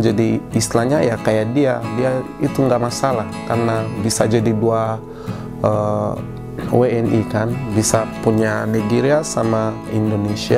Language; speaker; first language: Indonesian; non-native, fluent; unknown